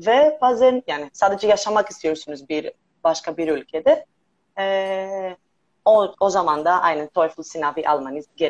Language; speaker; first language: Turkish; non-native, learner; Greek